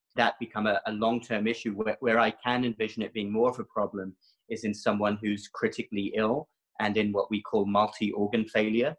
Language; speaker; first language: English; native; English